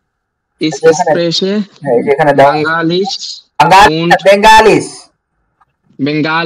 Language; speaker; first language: German; non-native, learner; Bangla